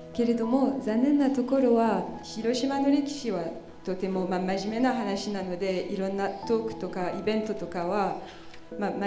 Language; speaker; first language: Japanese; non-native, fluent; French